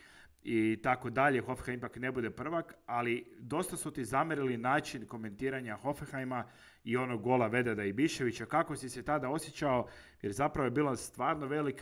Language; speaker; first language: Croatian; native; Croatian